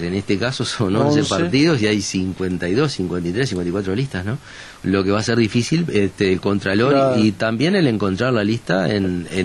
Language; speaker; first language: Spanish; native; Spanish